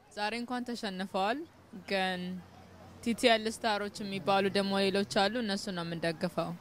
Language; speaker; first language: Amharic; non-native, local second language; Oromo